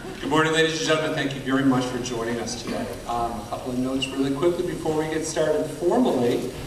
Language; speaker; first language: English; native; English